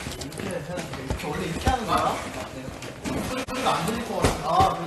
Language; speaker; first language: Korean; native; Korean